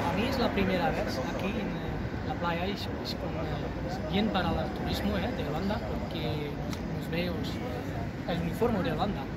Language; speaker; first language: Spanish; non-native, learner; Dutch